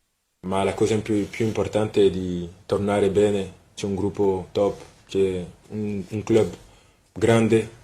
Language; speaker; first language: Italian; non-native, fluent; French